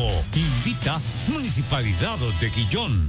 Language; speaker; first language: Spanish; native; Spanish